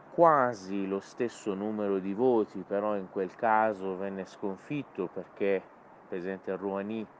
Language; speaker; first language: Italian; non-native, fluent; Persian